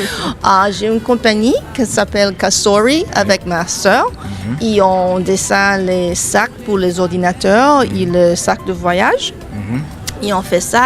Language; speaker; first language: French; non-native, fluent; English